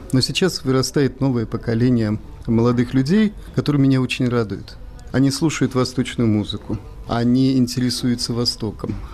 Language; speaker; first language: Russian; native; Russian